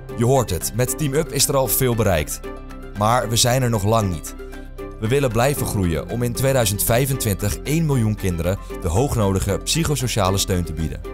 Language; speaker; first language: Dutch; native; Dutch